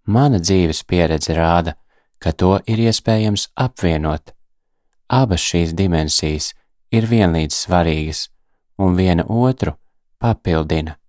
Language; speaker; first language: Latvian; native; Latvian